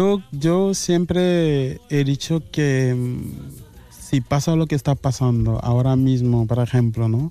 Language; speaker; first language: Spanish; non-native, fluent; Mandingo